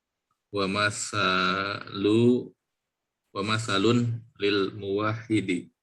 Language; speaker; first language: Arabic; non-native, learner; Indonesian